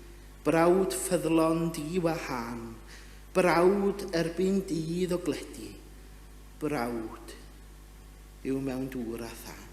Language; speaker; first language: Welsh; native; Welsh